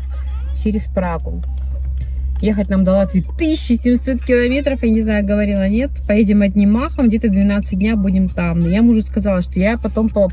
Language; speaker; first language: Russian; native; Russian